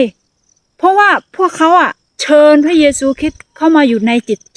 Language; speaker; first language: Thai; non-native, fluent; Akha